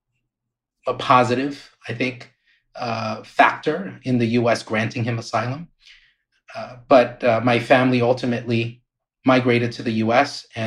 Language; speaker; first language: English; native; English